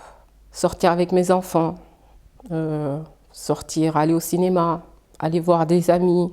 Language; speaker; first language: French; early bilingual, other home language; Fula